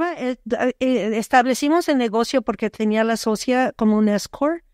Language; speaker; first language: Spanish; early bilingual, heritage; Spanish